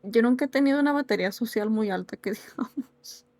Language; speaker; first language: Spanish; early bilingual, heritage; Spanish